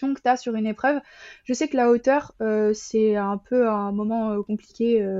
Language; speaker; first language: French; native; French